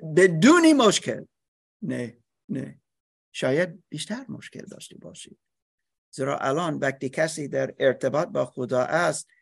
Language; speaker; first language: Persian; non-native, learner; English